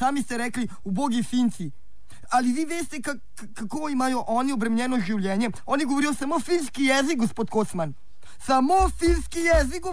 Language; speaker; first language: Slovenian; native; Slovenian